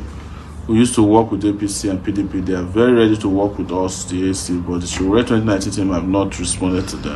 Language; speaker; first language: English; non-native, local second language; Yoruba